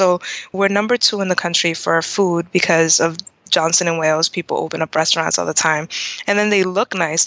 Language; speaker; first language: English; native; English